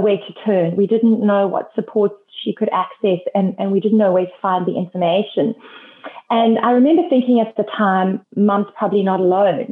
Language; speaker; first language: English; native; English